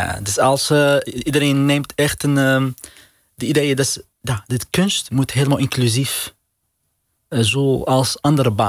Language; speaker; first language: Dutch; non-native, learner; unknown